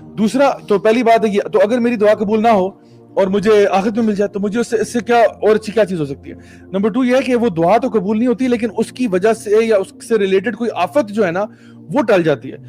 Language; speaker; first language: Urdu; early bilingual, heritage; Urdu